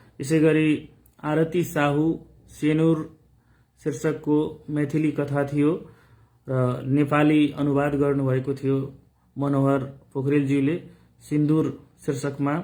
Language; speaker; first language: Nepali; non-native, local second language; Maithili